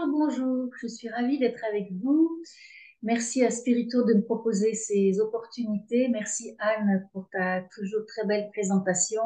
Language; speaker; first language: French; native; French